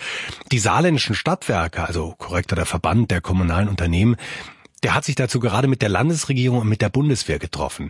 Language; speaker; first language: German; native; German